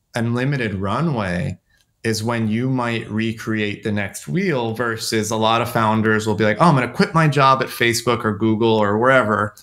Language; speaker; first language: English; native; English